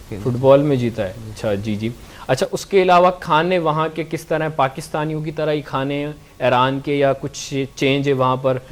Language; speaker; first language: Urdu; native; Urdu